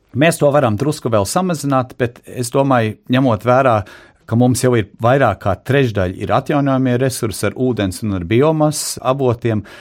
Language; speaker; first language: Latvian; early bilingual, heritage; Latvian